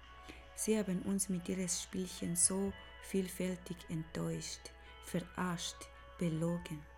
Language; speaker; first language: German; non-native, fluent; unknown